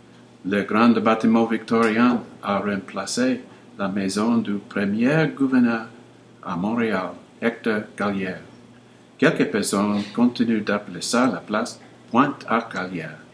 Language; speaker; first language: French; non-native, learner; English